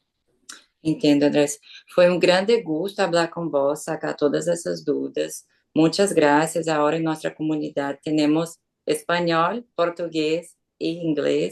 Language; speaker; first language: Portuguese; non-native, learner; Spanish